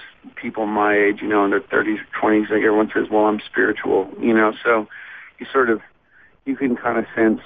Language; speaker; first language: English; native; English